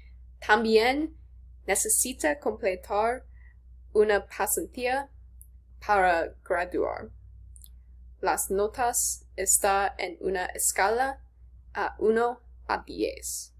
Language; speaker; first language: Spanish; non-native, learner; English